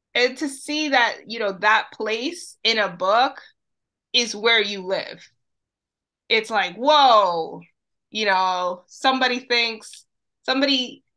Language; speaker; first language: English; early bilingual, other home language; Spanish